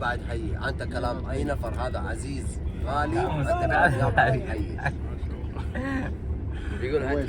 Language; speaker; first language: Arabic; native; Arabic